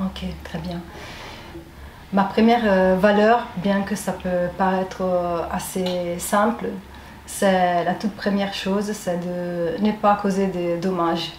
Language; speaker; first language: French; non-native, fluent; Italian